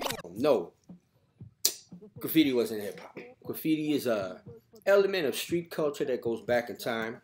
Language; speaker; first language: English; native; English